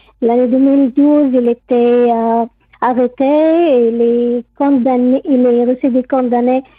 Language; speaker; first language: French; non-native, learner; Arabic